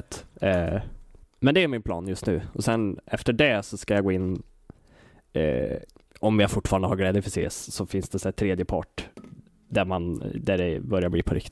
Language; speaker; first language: Swedish; native; Swedish